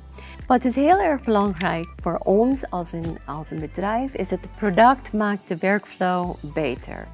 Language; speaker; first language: Dutch; non-native, learner; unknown